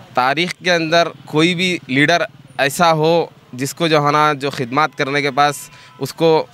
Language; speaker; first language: Urdu; native; Urdu